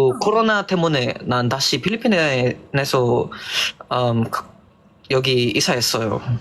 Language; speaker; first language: Korean; non-native, learner; Filipino